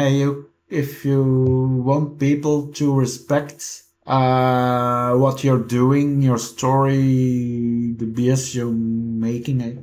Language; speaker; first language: English; non-native, fluent; Dutch